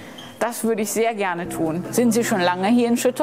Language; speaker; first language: German; native; German